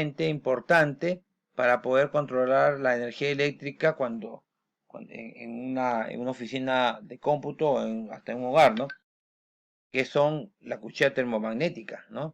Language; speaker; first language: Spanish; native; Spanish